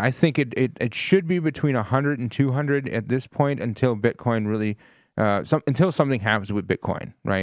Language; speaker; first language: English; native; English